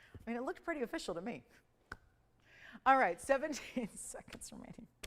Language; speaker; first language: English; native; English